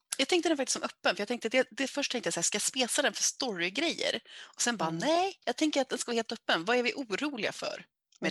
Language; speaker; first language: Swedish; native; Swedish